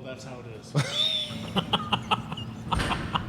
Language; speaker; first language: English; native; English